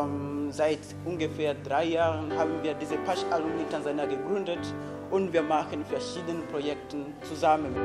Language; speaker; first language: German; non-native, fluent; Swahili